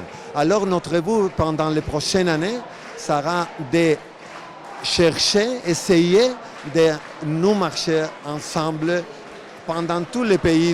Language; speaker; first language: French; non-native, fluent; Spanish